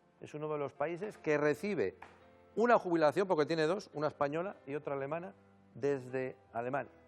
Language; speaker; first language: Spanish; native; Spanish